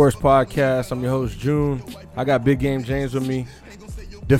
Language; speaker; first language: English; native; English